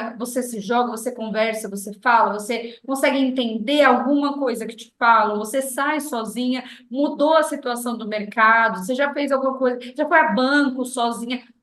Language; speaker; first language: Portuguese; native; Portuguese